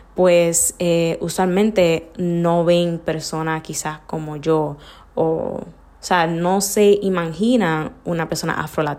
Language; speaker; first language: Spanish; early bilingual, heritage; Spanish